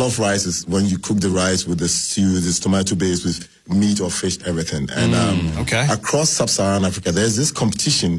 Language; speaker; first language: English; non-native, local second language; Akan